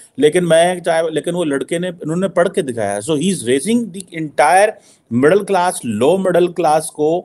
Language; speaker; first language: Urdu; native; Urdu